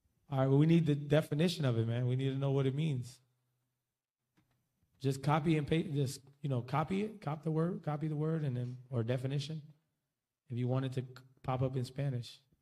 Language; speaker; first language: English; early bilingual, other home language; Spanish